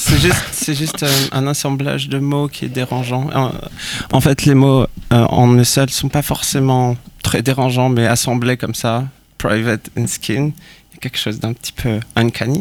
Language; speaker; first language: French; native; French